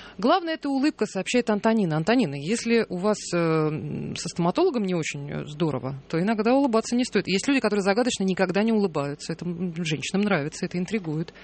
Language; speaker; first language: Russian; native; Russian